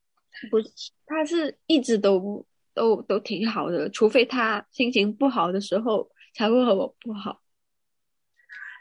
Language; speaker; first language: Chinese; non-native, local second language; Cantonese